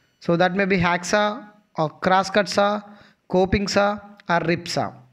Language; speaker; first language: English; non-native, local second language; Telugu